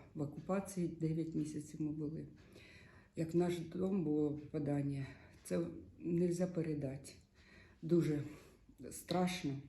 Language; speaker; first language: Ukrainian; non-native, local second language; Russian